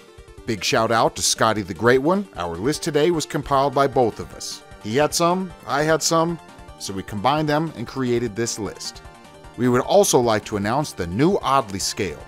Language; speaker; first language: English; native; English